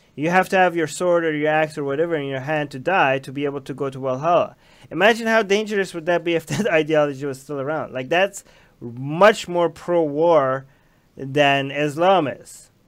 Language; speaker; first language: English; non-native, fluent; Persian